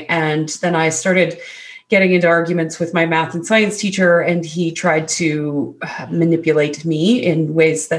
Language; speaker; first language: English; native; English